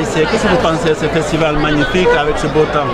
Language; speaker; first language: French; native; French